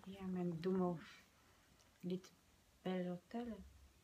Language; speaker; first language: Danish; non-native, learner; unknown